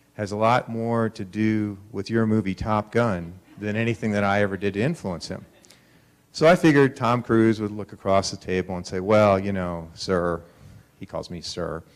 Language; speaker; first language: English; native; English